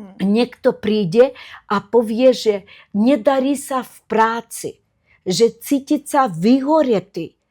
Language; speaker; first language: Slovak; non-native, fluent; Russian